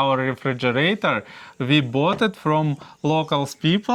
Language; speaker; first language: English; non-native, learner; Russian